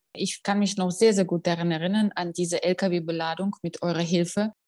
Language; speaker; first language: German; non-native, fluent; Russian